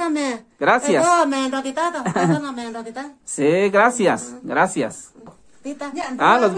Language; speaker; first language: Spanish; native; Spanish